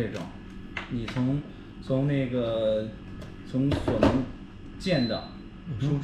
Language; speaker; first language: Chinese; native; Chinese